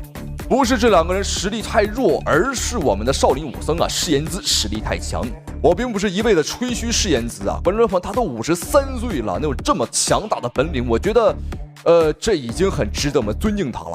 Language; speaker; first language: Chinese; native; Chinese